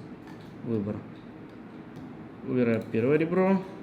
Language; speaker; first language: Russian; native; Russian